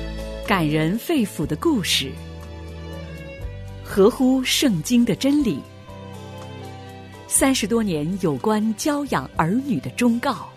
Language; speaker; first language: Chinese; native; Chinese